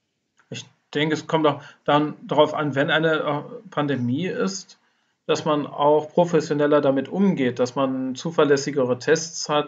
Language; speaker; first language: German; native; German